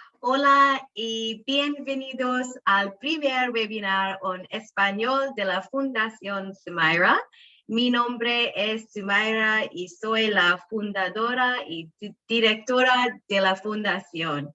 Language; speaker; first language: Spanish; non-native, learner; English